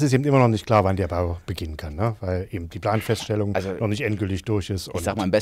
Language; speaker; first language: German; native; German